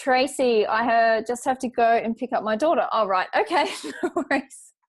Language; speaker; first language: English; native; English